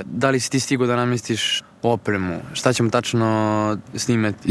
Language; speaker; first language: Serbian; native; Serbian